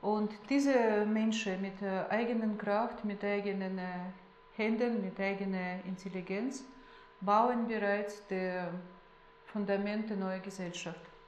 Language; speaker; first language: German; non-native, fluent; Russian